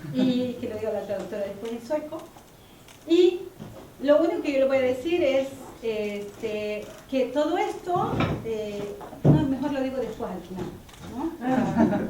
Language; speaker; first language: Spanish; early bilingual, heritage; Spanish